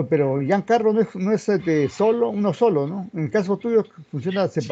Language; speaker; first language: Spanish; native; Spanish